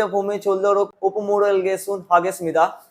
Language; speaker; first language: Korean; non-native, learner; Urdu